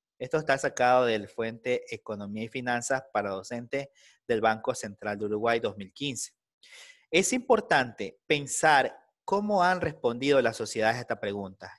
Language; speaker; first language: Spanish; native; Spanish